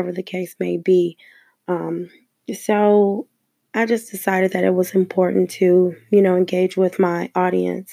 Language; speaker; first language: English; native; English